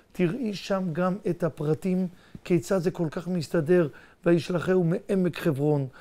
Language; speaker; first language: Hebrew; native; Hebrew